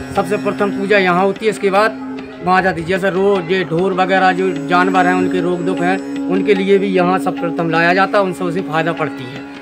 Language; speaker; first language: Hindi; native; Hindi